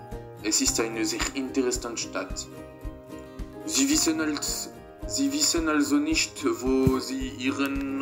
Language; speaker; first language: German; non-native, learner; French